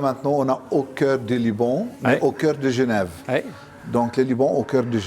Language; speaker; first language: French; non-native, local second language; Arabic